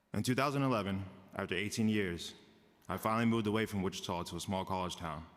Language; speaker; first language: English; native; English